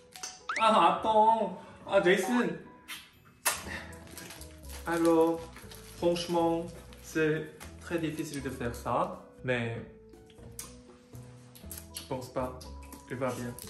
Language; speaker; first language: French; non-native, learner; Korean